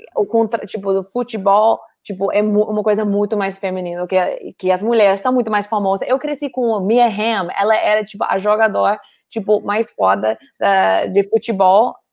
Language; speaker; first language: Portuguese; non-native, fluent; English